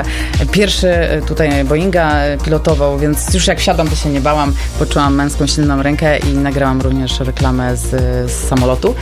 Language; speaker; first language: Polish; native; Polish